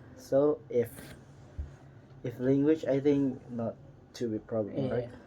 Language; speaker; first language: English; non-native, learner; Indonesian